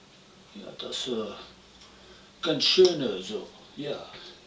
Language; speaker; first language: German; non-native, learner; Italian